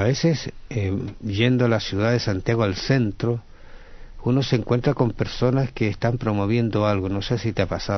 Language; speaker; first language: Spanish; native; Spanish